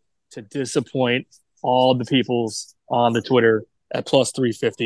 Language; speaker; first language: English; native; English